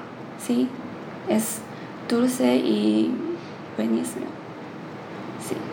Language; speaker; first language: Spanish; non-native, learner; Chinese